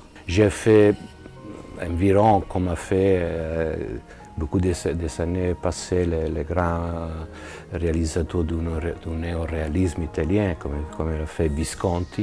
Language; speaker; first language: French; non-native, learner; Italian